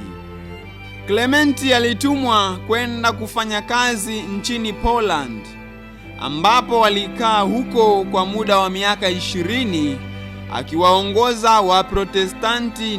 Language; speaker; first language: Swahili; native; Swahili